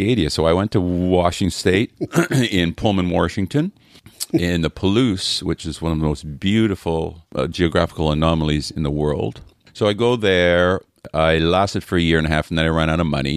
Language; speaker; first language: English; native; English